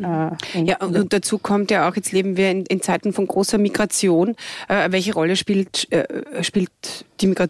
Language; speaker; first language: German; native; German